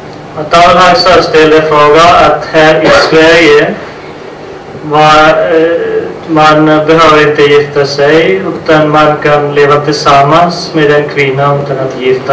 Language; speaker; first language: Swedish; non-native, fluent; Urdu